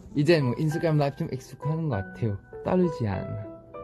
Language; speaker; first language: Korean; non-native, fluent; Thai